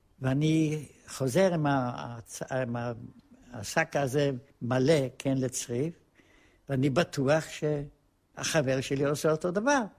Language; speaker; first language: Hebrew; non-native, fluent; Polish